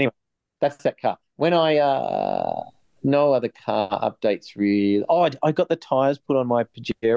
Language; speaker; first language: English; native; English